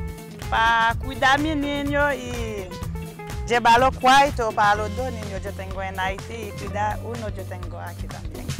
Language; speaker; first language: Spanish; non-native, learner; Haitian Creole